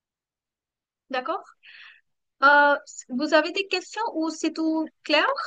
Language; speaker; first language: French; non-native, learner; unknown